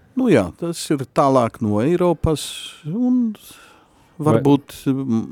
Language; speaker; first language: Latvian; non-native, fluent; Polish